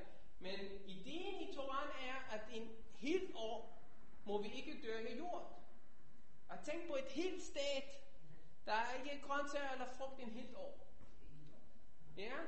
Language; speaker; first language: Danish; non-native, fluent; Hebrew